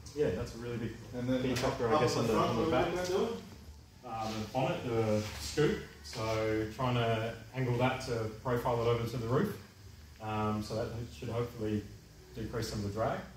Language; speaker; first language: English; native; English